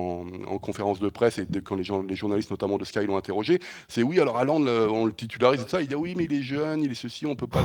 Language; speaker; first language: French; native; French